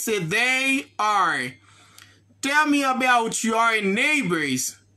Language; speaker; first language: English; non-native, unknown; Haitian Creole